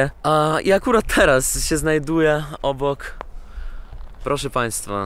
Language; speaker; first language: Polish; non-native, learner; Russian